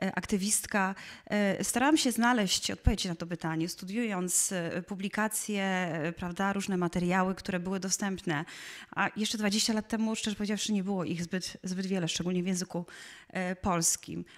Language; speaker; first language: Polish; native; Polish